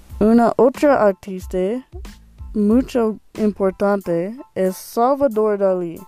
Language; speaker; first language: Spanish; non-native, learner; English